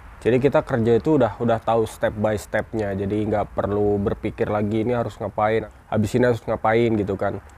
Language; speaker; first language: Indonesian; native; Indonesian